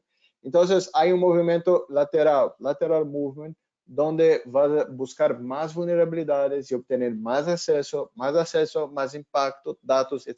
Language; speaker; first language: Spanish; non-native, fluent; Portuguese